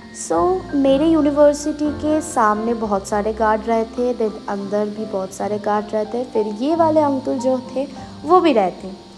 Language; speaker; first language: Hindi; non-native, local second language; Bangla